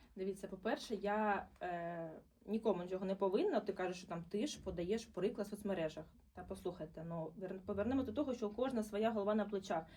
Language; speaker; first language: Ukrainian; non-native, local second language; Russian